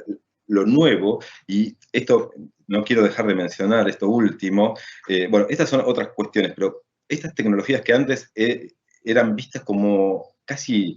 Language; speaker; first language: Spanish; native; Spanish